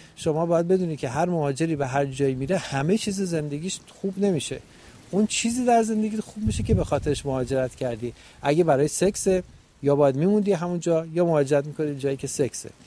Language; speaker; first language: Persian; native; Persian